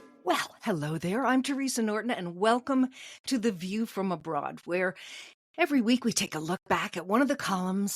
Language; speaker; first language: English; native; English